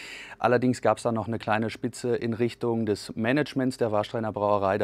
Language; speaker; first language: German; native; German